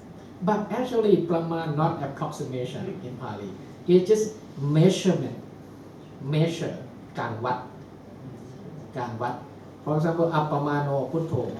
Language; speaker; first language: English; non-native, fluent; Thai